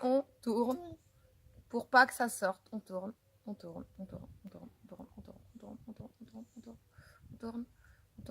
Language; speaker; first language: French; native; French